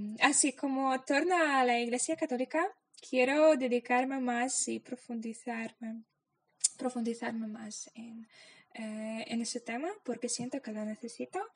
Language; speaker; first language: Spanish; non-native, fluent; Polish